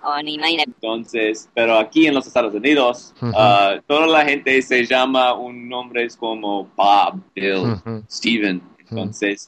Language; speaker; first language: Spanish; non-native, learner; English